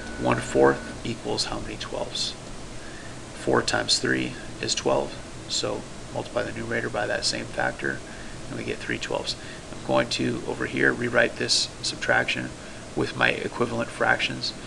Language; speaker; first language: English; native; English